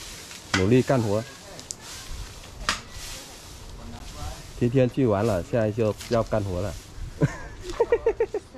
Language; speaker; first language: Chinese; non-native, learner; Vietnamese